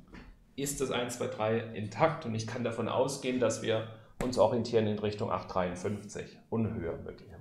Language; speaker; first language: German; native; German